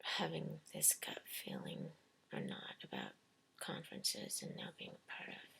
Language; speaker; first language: English; native; English